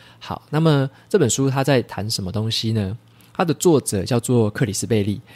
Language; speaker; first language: Chinese; native; Chinese